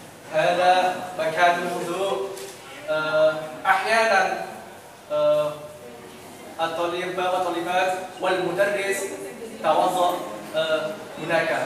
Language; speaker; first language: Arabic; non-native, learner; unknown